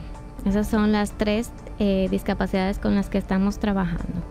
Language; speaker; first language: Spanish; native; Spanish